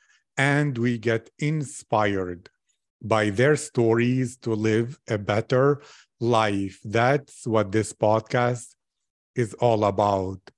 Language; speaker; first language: English; non-native, fluent; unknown